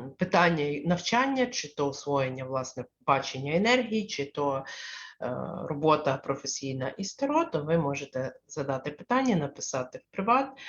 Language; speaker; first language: Ukrainian; non-native, local second language; Russian